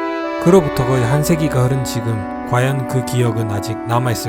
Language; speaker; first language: Korean; native; Korean